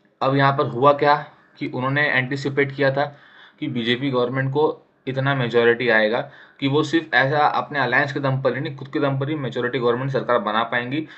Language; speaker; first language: Hindi; native; Hindi